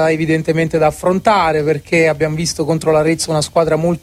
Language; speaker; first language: Italian; native; Italian